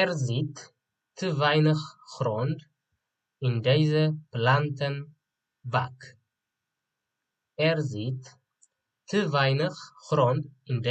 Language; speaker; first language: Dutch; non-native, fluent; Tigrinya